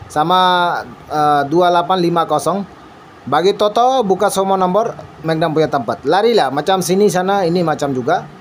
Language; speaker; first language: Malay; non-native, learner; Bangla